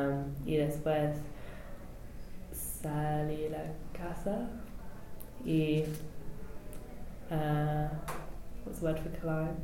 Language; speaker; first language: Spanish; non-native, learner; English